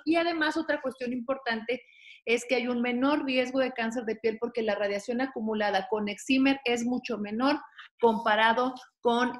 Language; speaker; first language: Spanish; native; Spanish